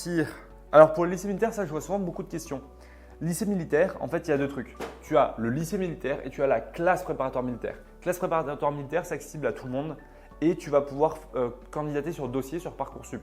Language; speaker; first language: French; native; French